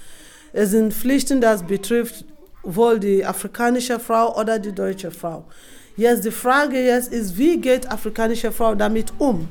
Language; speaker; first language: German; non-native, fluent; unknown